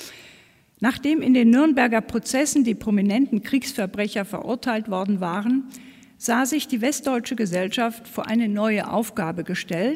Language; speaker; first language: German; native; German